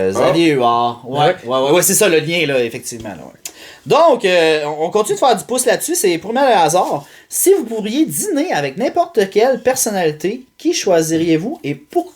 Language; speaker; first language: French; native; French